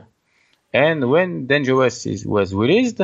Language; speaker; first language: English; non-native, learner; French